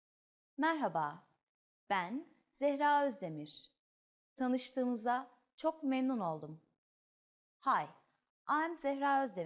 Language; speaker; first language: Turkish; native; Turkish